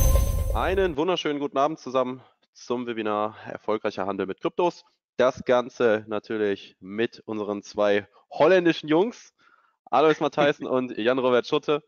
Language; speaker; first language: German; native; German